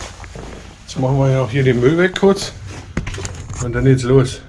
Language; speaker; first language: German; native; German